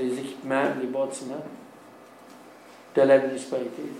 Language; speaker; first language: French; native; French